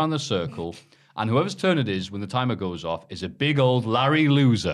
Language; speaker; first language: English; native; English